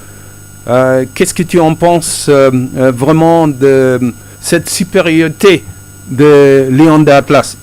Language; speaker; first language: French; non-native, fluent; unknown